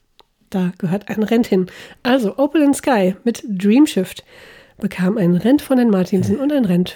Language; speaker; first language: German; native; German